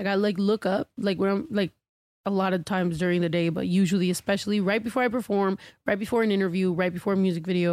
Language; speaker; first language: English; early bilingual, other home language; Spanish